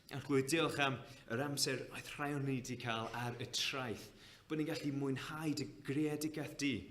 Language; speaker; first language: Welsh; native; Welsh